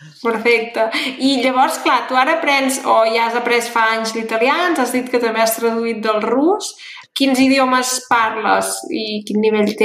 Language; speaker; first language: Catalan; native; Catalan